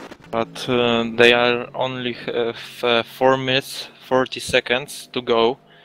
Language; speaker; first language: English; non-native, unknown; Polish